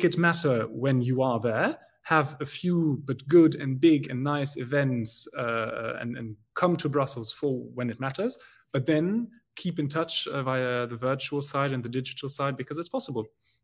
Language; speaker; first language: English; non-native, fluent; German